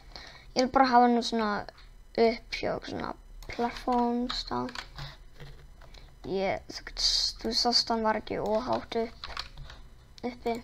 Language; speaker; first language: Icelandic; non-native, learner; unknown